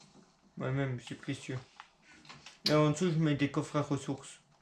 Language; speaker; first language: French; native; French